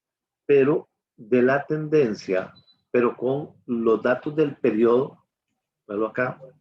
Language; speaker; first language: Spanish; native; Spanish